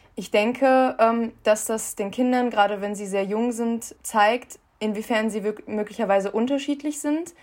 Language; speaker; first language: German; native; German